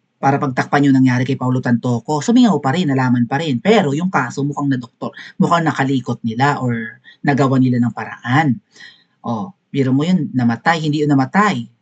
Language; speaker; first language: Filipino; native; Filipino